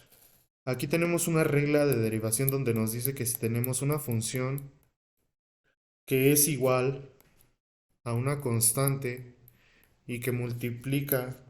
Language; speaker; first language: Spanish; native; Spanish